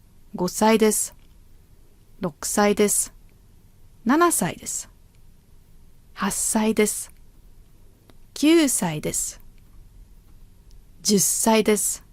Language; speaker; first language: Japanese; non-native, fluent; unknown